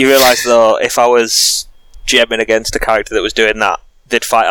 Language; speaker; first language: English; native; English